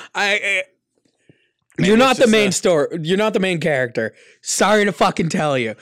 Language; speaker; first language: English; early bilingual, other home language; Italian